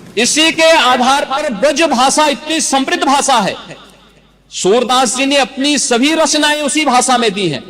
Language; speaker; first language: Hindi; native; Hindi